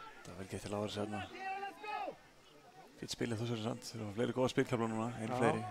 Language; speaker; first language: Icelandic; native; Icelandic